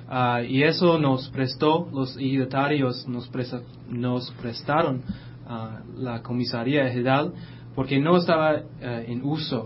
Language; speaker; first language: Spanish; non-native, fluent; English